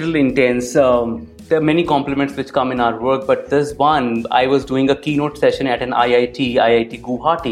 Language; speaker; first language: English; non-native, local second language; Hindi